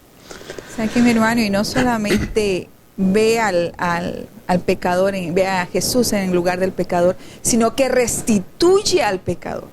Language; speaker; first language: Spanish; native; Spanish